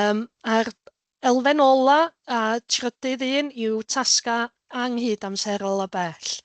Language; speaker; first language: Welsh; native; Welsh